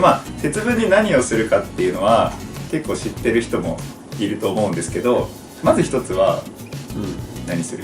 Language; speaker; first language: Japanese; native; Japanese